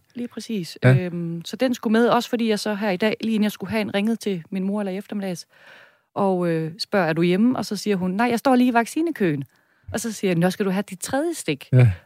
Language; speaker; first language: Danish; native; Danish